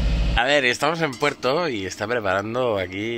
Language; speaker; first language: Spanish; native; Spanish